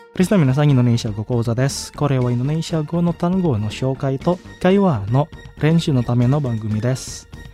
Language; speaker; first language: Japanese; non-native, fluent; Indonesian